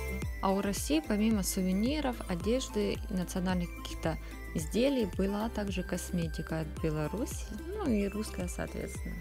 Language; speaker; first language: Russian; native; Russian